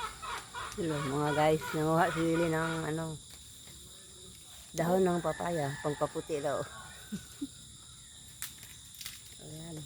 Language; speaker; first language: Filipino; non-native, local second language; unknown